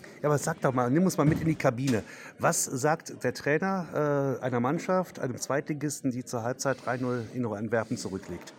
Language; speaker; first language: German; native; German